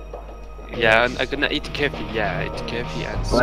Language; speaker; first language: English; non-native, learner; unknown